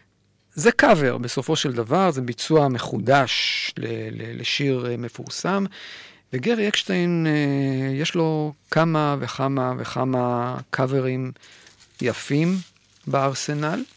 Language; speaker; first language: Hebrew; native; Hebrew